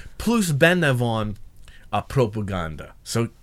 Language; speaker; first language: Hungarian; non-native, learner; English